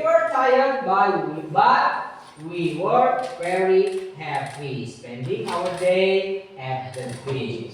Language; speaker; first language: English; non-native, learner; Indonesian